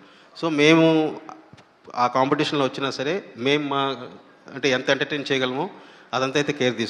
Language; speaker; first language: Telugu; native; Telugu